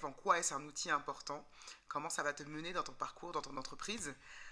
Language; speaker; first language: French; native; French